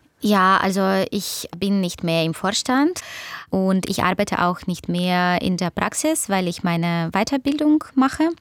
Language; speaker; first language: German; non-native, fluent; Russian